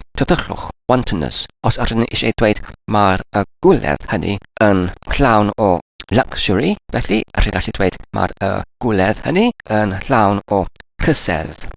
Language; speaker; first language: Welsh; non-native, learner; English